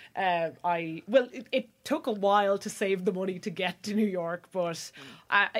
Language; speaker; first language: English; native; English